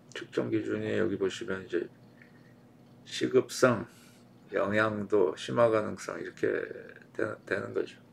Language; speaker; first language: Korean; native; Korean